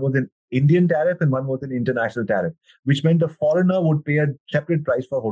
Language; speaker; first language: English; non-native, local second language; Hindi